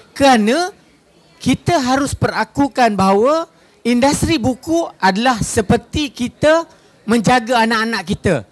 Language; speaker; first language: Malay; native; Malay